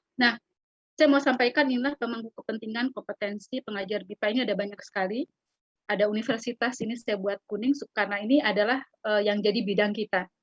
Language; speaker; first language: Indonesian; native; Indonesian